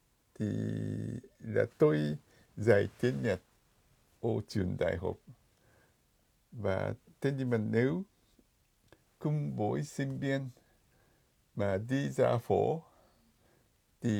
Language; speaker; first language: Vietnamese; non-native, fluent; Japanese